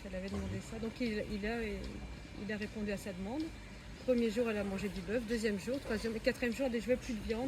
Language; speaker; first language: French; native; French